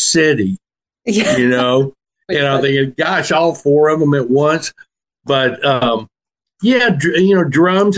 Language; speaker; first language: English; native; English